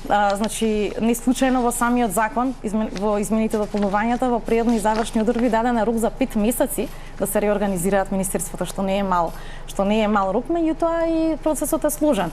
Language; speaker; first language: Macedonian; native; Macedonian